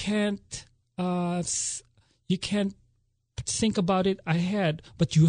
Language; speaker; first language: English; non-native, local second language; Filipino